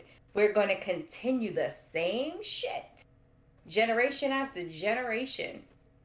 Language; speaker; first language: English; native; English